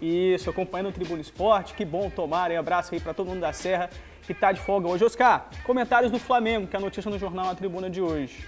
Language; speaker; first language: Portuguese; native; Portuguese